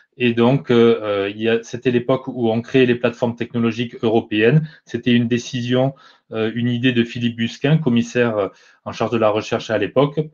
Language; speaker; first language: French; native; French